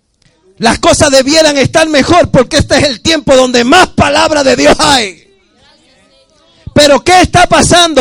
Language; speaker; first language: Spanish; native; Spanish